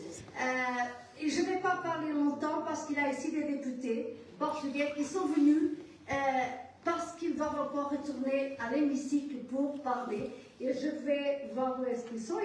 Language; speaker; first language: French; non-native, fluent; Portuguese